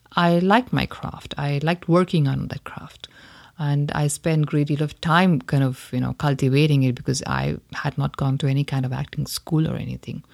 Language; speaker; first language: English; non-native, local second language; Hindi